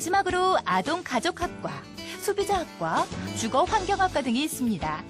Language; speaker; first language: Korean; native; Korean